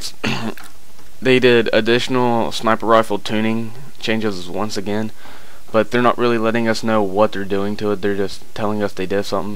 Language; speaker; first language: English; native; English